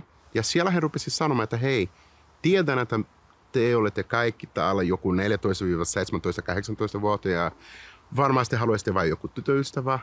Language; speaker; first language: Finnish; non-native, fluent; Portuguese